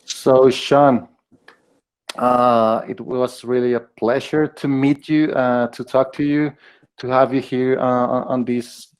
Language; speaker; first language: English; non-native, fluent; Spanish